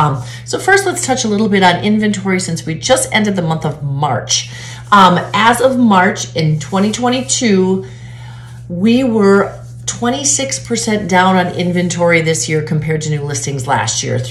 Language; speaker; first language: English; native; English